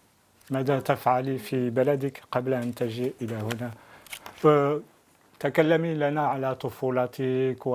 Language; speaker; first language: Arabic; early bilingual, heritage; Arabic